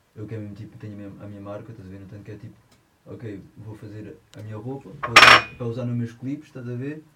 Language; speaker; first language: Portuguese; early bilingual, heritage; French